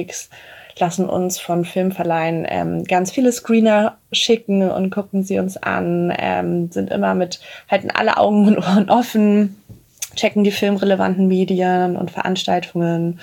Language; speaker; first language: German; native; German